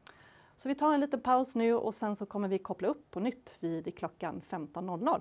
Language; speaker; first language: Swedish; native; Swedish